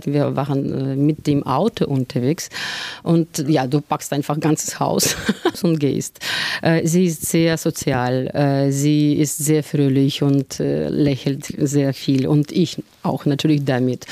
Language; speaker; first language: German; non-native, fluent; Russian